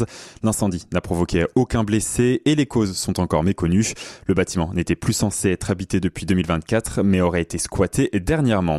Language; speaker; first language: French; native; French